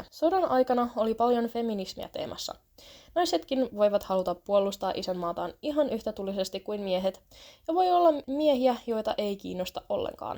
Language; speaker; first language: Finnish; native; Finnish